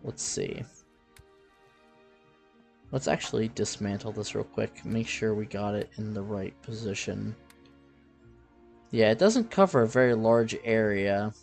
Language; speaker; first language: English; native; English